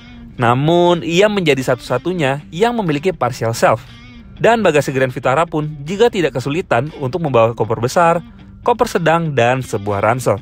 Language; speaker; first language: Indonesian; native; Indonesian